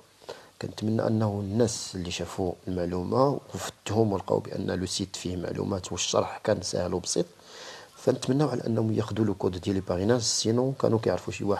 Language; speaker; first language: Arabic; native; Arabic